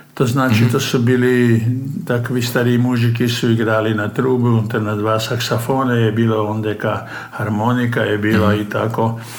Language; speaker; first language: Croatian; native; Croatian